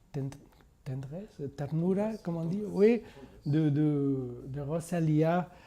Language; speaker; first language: French; non-native, fluent; Spanish